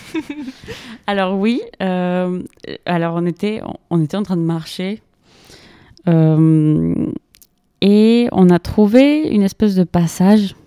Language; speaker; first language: French; non-native, fluent; Spanish